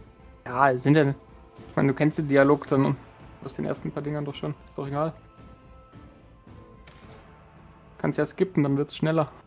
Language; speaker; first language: German; native; German